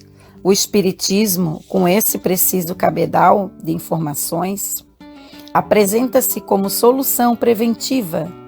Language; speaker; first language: Portuguese; native; Portuguese